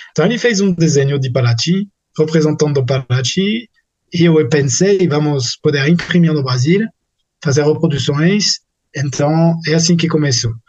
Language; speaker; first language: Portuguese; non-native, fluent; French